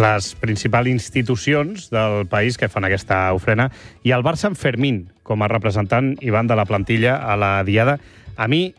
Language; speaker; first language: Catalan; native; Catalan